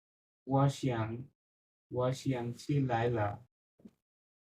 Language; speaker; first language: Chinese; non-native, learner; Bangla